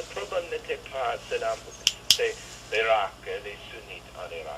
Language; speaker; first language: French; non-native, learner; English